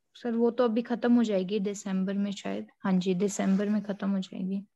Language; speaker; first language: Hindi; native; Hindi